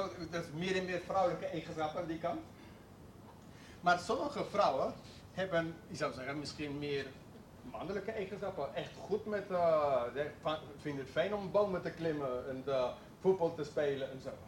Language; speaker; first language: Dutch; non-native, fluent; English